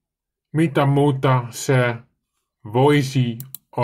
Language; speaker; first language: Finnish; non-native, learner; Dutch